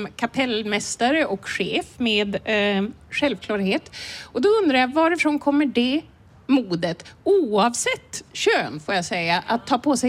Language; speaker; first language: Swedish; native; Swedish